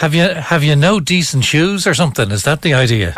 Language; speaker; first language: English; native; English